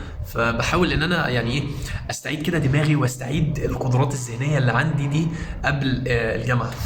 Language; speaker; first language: Arabic; native; Arabic